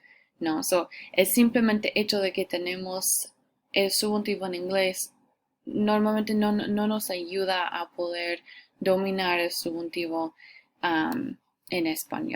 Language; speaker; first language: Spanish; non-native, fluent; English